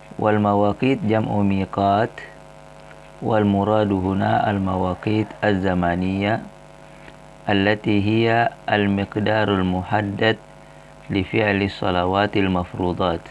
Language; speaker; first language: Arabic; non-native, fluent; Indonesian